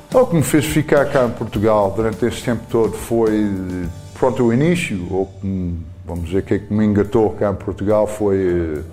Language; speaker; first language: Portuguese; non-native, fluent; English